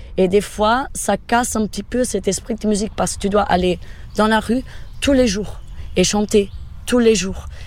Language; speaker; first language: French; non-native, fluent; Portuguese